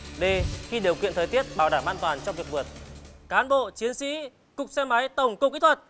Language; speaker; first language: Vietnamese; native; Vietnamese